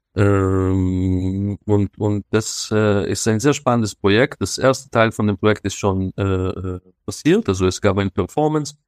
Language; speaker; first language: German; non-native, fluent; Hebrew